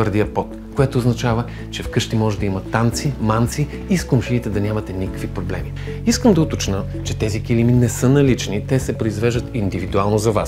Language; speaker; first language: Bulgarian; native; Bulgarian